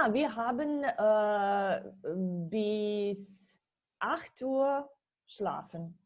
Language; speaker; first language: German; non-native, learner; Serbian